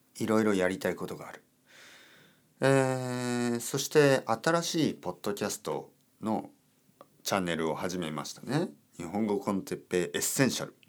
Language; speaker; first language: Japanese; native; Japanese